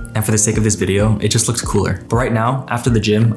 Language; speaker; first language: English; non-native, fluent; Spanish